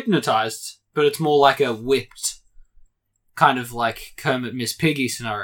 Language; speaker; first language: English; native; English